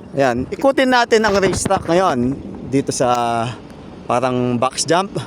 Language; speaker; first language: Filipino; native; Filipino